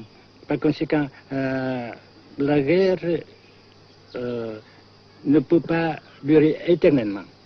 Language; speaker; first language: French; non-native, fluent; Vietnamese